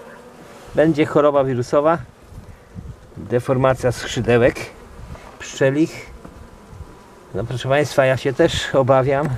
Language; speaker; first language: Polish; native; Polish